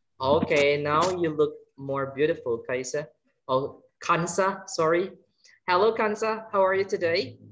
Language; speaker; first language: English; non-native, fluent; Indonesian